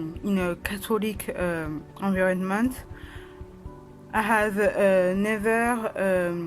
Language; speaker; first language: English; non-native, learner; French